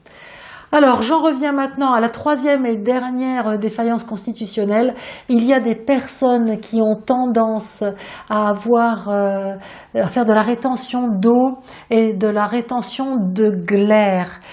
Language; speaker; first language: French; native; French